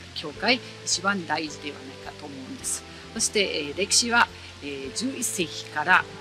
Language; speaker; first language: Japanese; non-native, fluent; German